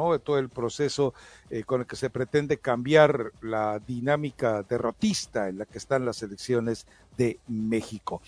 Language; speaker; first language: Spanish; native; Spanish